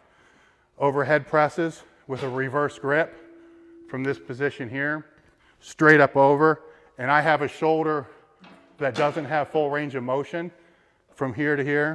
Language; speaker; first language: English; native; English